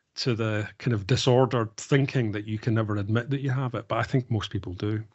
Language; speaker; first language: English; native; English